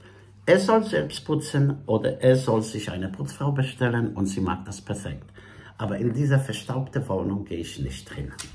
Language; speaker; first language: German; non-native, fluent; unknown